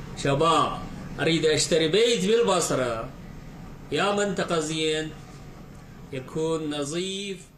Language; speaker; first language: Arabic; non-native, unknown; Chinese